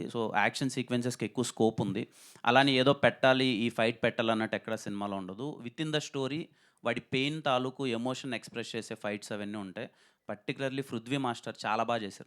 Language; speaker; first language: Telugu; native; Telugu